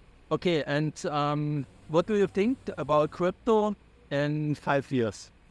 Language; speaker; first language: English; non-native, fluent; German